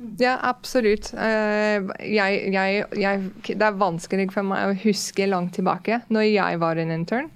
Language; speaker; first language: Norwegian; non-native, fluent; English